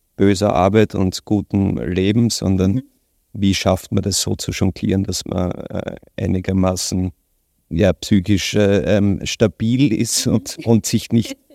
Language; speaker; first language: German; native; German